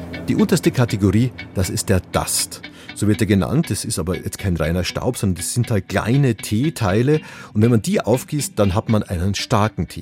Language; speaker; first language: German; native; German